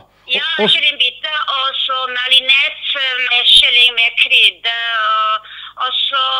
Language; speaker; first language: Norwegian; non-native, learner; Chinese